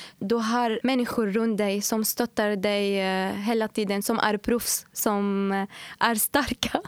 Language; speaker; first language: Swedish; non-native, fluent; Arabic